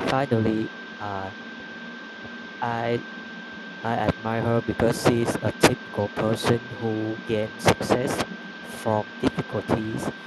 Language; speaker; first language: English; non-native, learner; Vietnamese